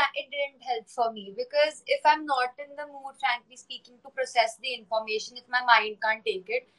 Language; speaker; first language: English; non-native, local second language; Hindi